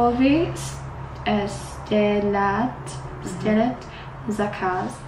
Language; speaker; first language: Russian; non-native, learner; English